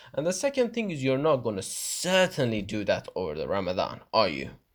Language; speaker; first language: English; non-native, fluent; Persian